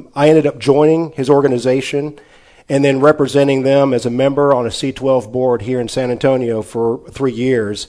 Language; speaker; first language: English; native; English